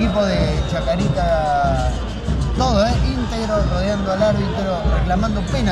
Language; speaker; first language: Spanish; native; Spanish